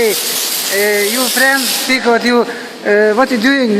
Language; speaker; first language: English; non-native, learner; Lithuanian